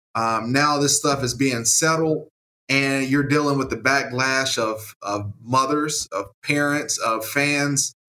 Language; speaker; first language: English; native; English